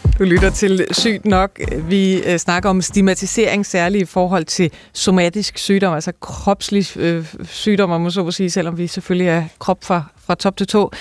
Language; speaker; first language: Danish; native; Danish